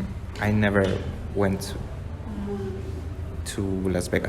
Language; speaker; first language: English; non-native, learner; Spanish